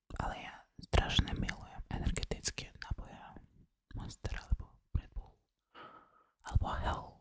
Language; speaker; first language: Slovak; non-native, learner; Russian